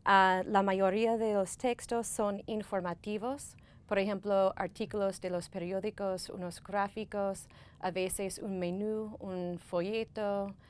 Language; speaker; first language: Spanish; non-native, fluent; English